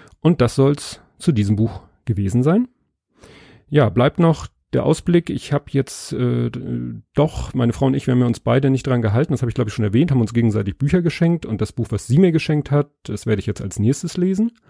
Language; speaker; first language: German; native; German